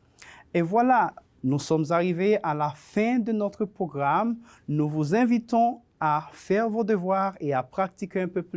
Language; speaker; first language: French; non-native, fluent; Spanish